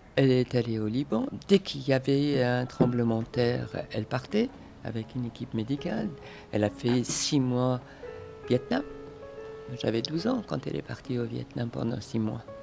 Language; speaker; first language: French; non-native, fluent; Persian